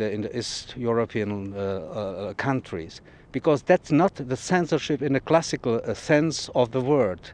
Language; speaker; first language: English; non-native, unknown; Czech